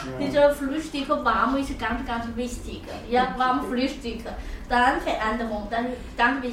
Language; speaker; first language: German; non-native, learner; Chinese